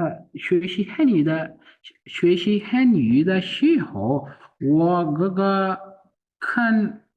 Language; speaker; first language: Chinese; non-native, learner; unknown